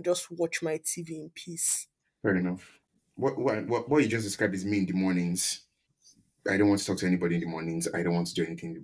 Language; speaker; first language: English; non-native, local second language; Yoruba